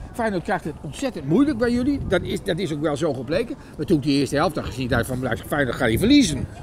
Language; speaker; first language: Dutch; native; Dutch